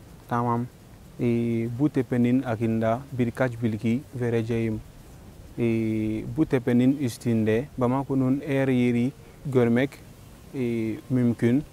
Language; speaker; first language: Turkish; non-native, learner; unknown